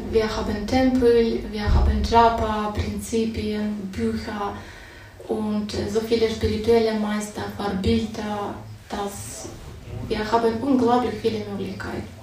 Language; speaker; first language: German; non-native, fluent; Russian